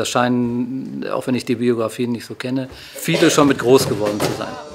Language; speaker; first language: German; native; German